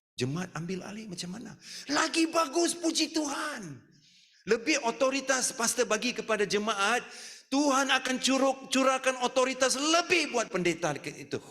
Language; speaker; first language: Malay; non-native, local second language; Tamil